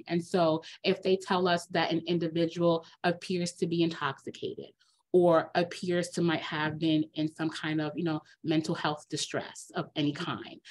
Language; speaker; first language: English; native; English